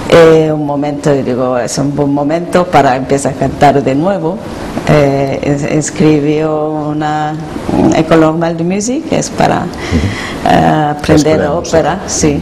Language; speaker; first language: Spanish; non-native, learner; Korean